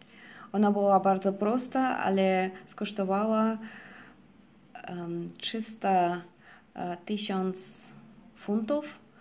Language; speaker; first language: Polish; non-native, learner; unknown